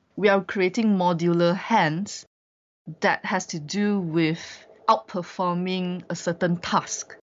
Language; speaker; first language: English; non-native, local second language; Chinese